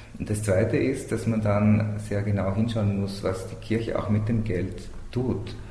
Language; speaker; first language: German; native; German